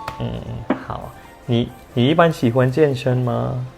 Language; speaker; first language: Chinese; non-native, fluent; Thai